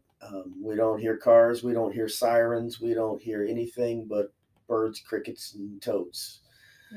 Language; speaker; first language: English; native; English